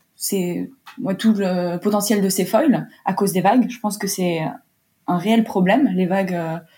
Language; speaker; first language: French; early bilingual, heritage; French